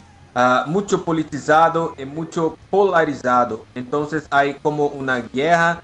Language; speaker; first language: Spanish; non-native, learner; Portuguese